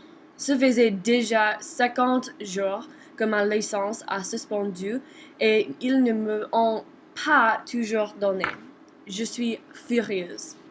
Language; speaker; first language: French; non-native, learner; English